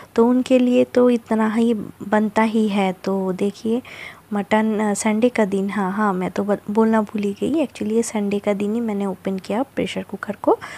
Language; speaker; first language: Hindi; non-native, local second language; Bangla